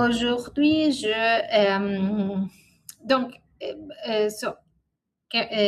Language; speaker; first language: French; non-native, learner; Italian